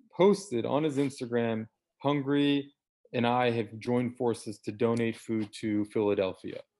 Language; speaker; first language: English; native; English